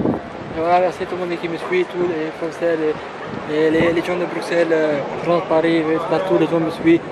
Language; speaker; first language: French; non-native, local second language; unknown